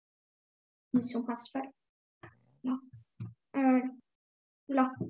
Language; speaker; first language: French; native; French